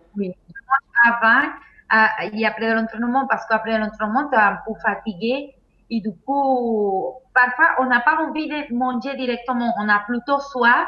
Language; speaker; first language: French; non-native, fluent; Spanish